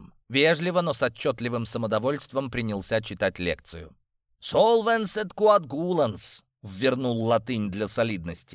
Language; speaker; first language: Russian; native; Russian